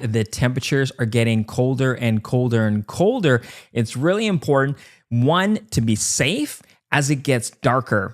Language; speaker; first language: English; native; English